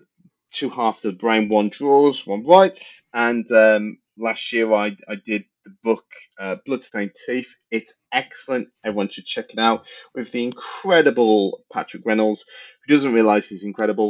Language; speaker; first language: English; native; English